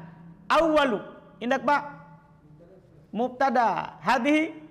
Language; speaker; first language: Indonesian; native; Indonesian